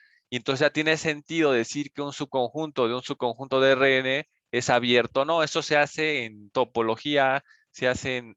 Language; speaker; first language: Spanish; native; Spanish